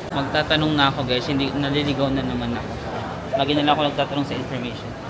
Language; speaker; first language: Filipino; non-native, local second language; Waray